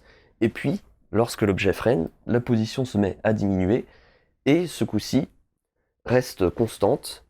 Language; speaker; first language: French; native; French